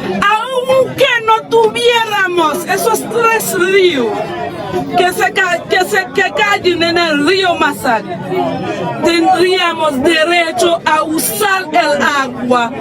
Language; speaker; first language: Spanish; non-native, fluent; Haitian Creole